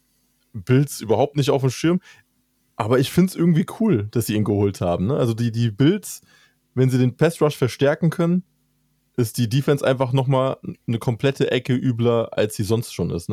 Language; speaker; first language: German; native; German